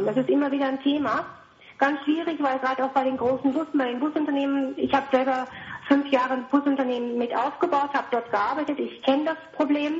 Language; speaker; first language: German; native; German